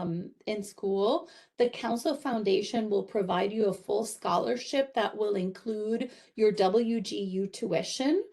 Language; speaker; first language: English; native; English